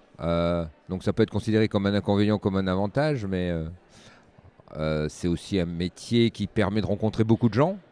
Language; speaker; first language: French; native; French